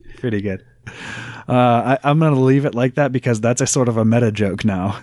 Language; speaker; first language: English; native; English